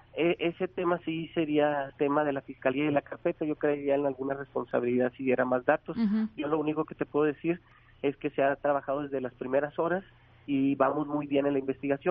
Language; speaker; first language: Spanish; native; Spanish